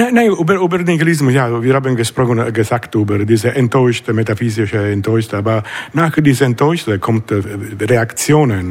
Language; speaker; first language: German; non-native, learner; Italian